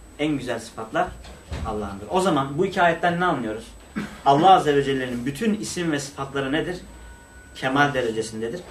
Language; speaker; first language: Turkish; non-native, local second language; Kurdish